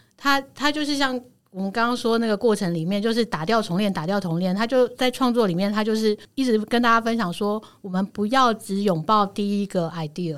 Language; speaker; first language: Chinese; native; Chinese